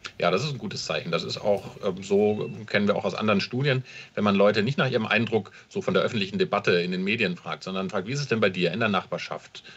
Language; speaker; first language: German; native; German